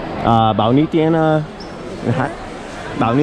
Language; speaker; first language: Vietnamese; non-native, learner; English